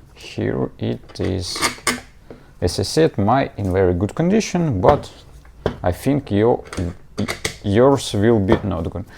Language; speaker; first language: English; non-native, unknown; Ukrainian